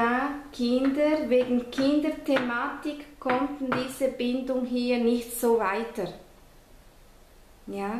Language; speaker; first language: German; non-native, fluent; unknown